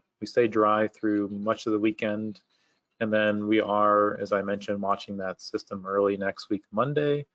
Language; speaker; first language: English; native; English